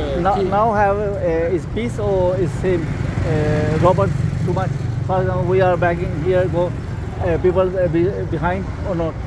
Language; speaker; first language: English; non-native, learner; Spanish